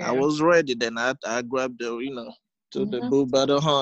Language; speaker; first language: English; non-native, local second language; Igbo